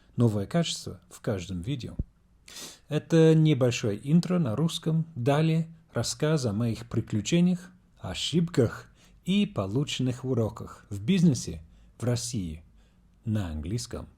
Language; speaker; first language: Russian; non-native, fluent; English